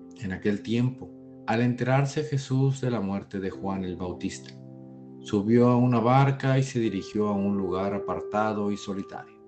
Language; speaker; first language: Spanish; native; Spanish